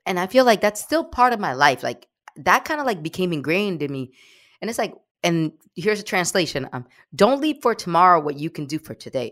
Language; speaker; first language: English; early bilingual, other home language; Spanish